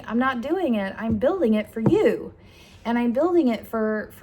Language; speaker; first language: English; native; English